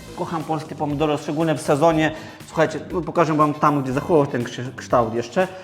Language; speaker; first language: Polish; non-native, fluent; Georgian